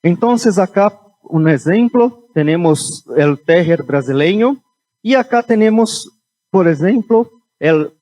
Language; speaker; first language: Spanish; non-native, fluent; Portuguese